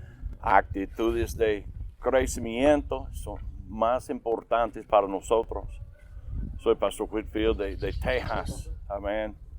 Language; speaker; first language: Spanish; non-native, learner; English